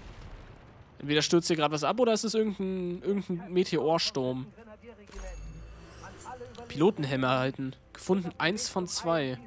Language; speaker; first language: German; native; German